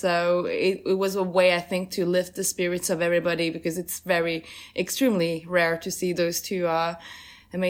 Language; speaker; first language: English; non-native, fluent; Portuguese